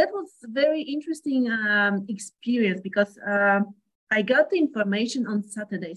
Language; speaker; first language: English; non-native, fluent; Polish